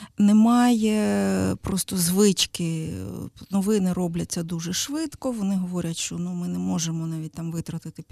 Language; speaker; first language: Ukrainian; native; Ukrainian